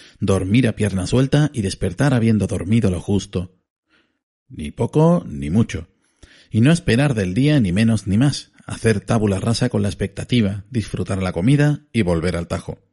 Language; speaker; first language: Spanish; native; Spanish